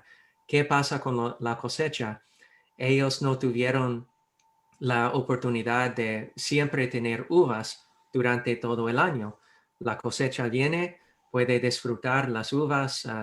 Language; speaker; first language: Spanish; non-native, fluent; English